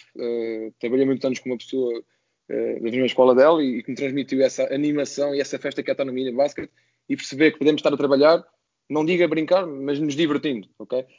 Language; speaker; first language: Portuguese; native; Portuguese